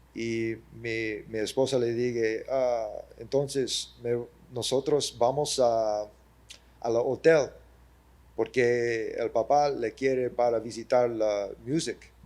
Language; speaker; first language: Spanish; early bilingual, heritage; English